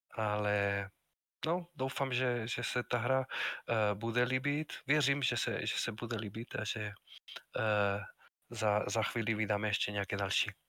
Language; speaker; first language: Czech; non-native, fluent; Spanish